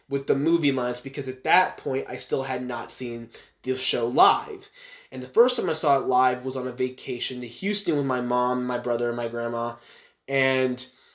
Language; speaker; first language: English; native; English